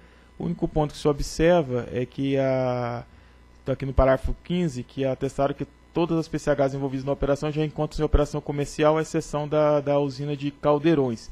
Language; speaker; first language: Portuguese; native; Portuguese